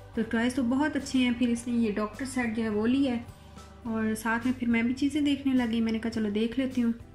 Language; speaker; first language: Urdu; non-native, local second language; Saraiki